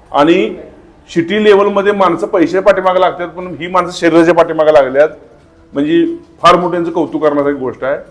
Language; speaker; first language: Marathi; native; Marathi